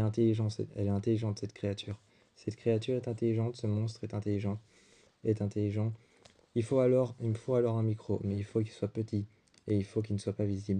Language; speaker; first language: French; native; French